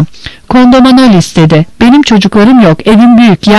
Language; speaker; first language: Turkish; native; Turkish